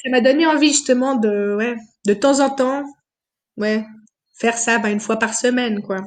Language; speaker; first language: French; native; French